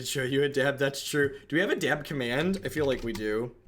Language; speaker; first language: English; native; English